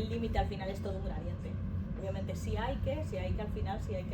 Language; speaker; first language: Spanish; native; Spanish